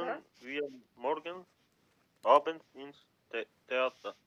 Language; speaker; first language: German; non-native, learner; Macedonian